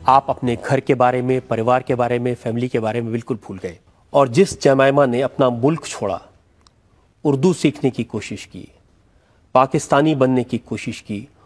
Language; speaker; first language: Urdu; native; Urdu